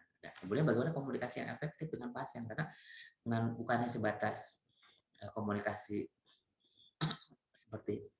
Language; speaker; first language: Indonesian; native; Indonesian